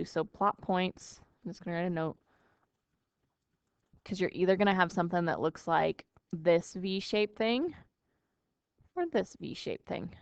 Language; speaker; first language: English; native; English